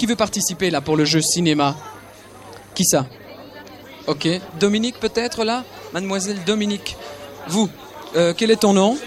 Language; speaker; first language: French; native; French